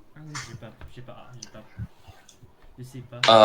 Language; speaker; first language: French; non-native, learner; Khmer